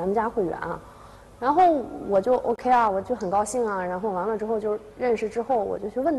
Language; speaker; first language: Chinese; native; Chinese